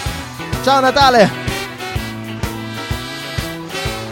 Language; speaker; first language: Italian; native; Italian